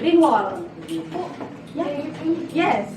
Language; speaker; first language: English; non-native, fluent; Indonesian